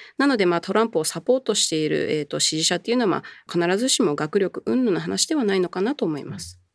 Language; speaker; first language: Japanese; early bilingual, heritage; Japanese